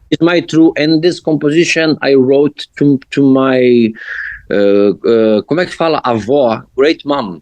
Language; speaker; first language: English; non-native, learner; Portuguese